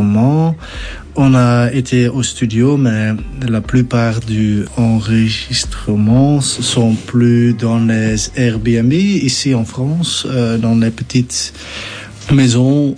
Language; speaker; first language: French; non-native, local second language; Dutch